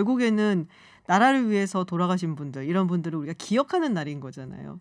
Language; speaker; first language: Korean; native; Korean